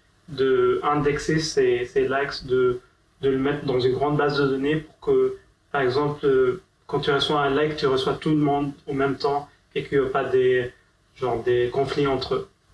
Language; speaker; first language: French; non-native, fluent; Arabic